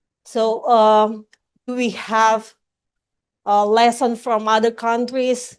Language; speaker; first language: English; non-native, local second language; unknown